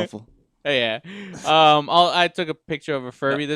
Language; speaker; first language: English; native; English